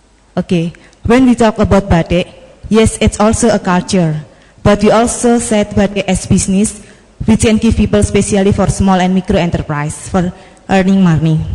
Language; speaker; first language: English; non-native, learner; Indonesian